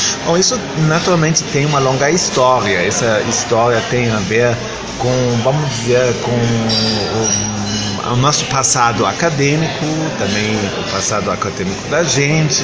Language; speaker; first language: Portuguese; non-native, fluent; German